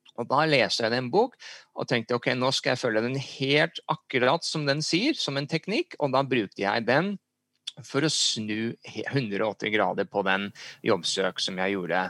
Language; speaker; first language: Norwegian; early bilingual, heritage; English